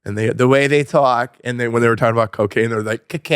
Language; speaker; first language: English; native; English